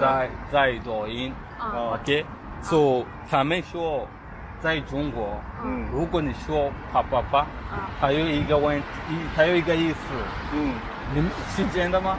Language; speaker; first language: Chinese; non-native, learner; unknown